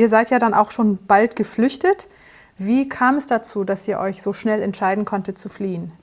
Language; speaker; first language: German; native; German